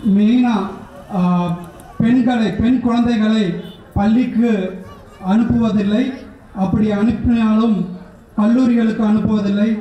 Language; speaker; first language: Tamil; non-native, local second language; Telugu